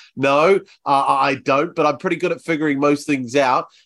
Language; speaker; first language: English; native; English